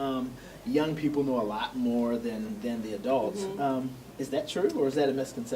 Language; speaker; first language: English; native; English